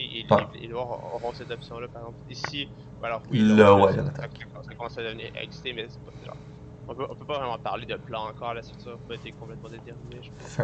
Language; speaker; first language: French; native; French